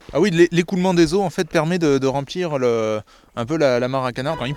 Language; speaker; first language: French; native; French